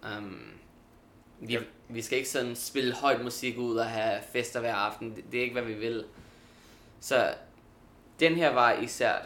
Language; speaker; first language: Danish; early bilingual, heritage; Danish